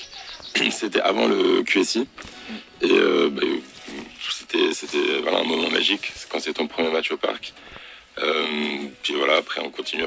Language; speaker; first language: French; native; French